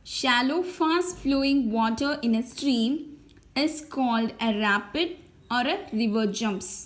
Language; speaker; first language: English; non-native, local second language; Tamil